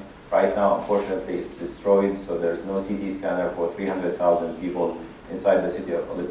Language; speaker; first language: English; non-native, fluent; Arabic